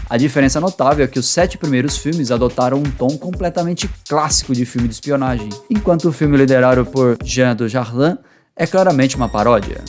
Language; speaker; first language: Portuguese; native; Portuguese